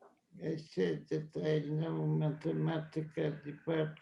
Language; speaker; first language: English; non-native, fluent; Polish